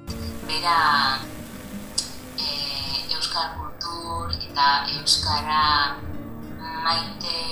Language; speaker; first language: Basque; non-native, learner; Spanish